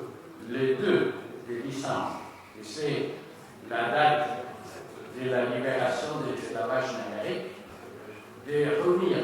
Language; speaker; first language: French; non-native, learner; Spanish